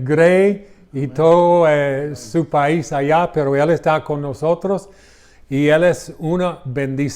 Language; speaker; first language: Spanish; non-native, learner; English